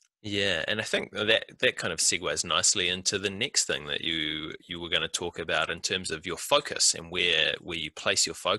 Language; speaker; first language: English; native; English